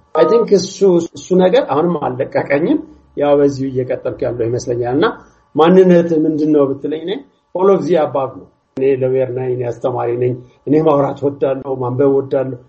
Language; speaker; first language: Amharic; non-native, local second language; Tigrinya